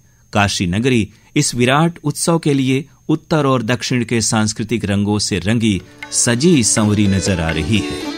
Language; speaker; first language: Hindi; native; Hindi